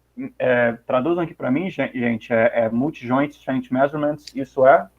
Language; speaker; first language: Portuguese; native; Portuguese